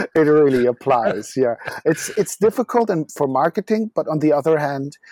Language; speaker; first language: English; non-native, fluent; German